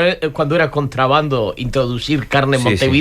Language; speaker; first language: Spanish; native; Spanish